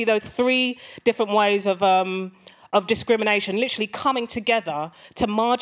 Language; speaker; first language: English; native; English